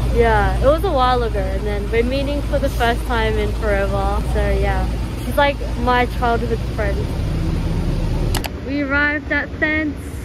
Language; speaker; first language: English; early bilingual, other home language; Korean